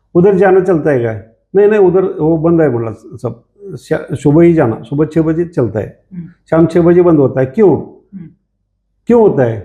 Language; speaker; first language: Hindi; non-native, local second language; Marathi